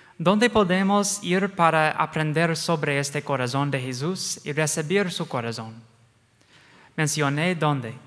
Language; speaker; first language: Spanish; non-native, fluent; English